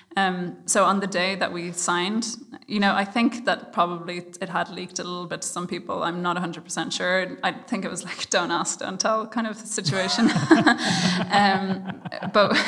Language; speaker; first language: English; native; English